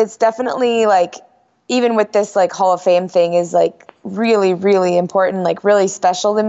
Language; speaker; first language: English; native; English